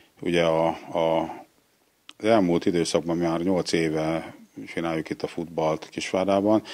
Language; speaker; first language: Hungarian; native; Hungarian